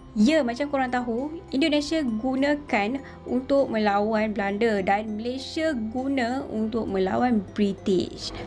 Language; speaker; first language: Malay; native; Malay